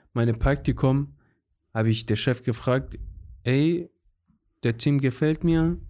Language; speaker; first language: German; non-native, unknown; Persian